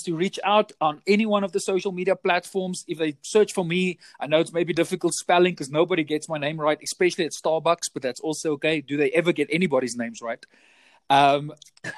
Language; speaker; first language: English; non-native, local second language; Afrikaans